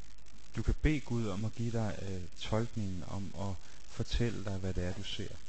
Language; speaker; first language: Danish; native; Danish